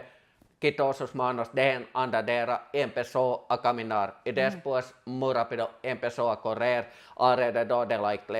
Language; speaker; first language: Spanish; non-native, fluent; Finnish